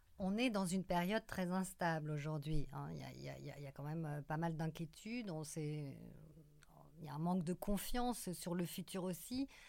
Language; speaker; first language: French; native; French